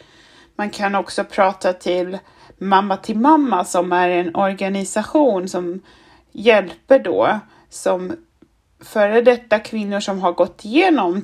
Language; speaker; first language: Swedish; non-native, fluent; German